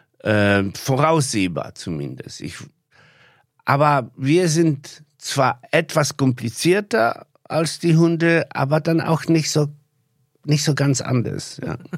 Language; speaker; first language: German; non-native, fluent; Polish